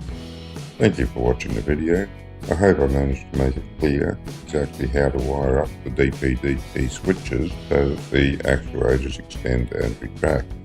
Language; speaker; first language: English; native; English